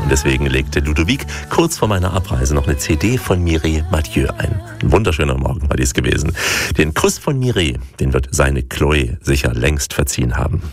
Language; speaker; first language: German; native; German